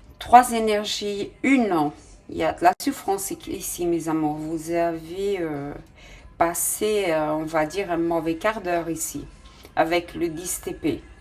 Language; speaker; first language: French; non-native, fluent; Portuguese